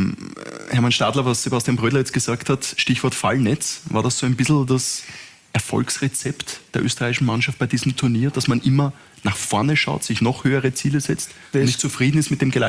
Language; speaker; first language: German; native; German